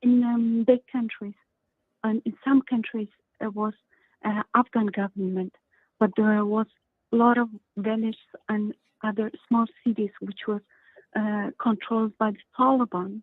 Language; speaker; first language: English; non-native, learner; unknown